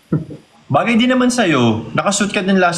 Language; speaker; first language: Filipino; native; Filipino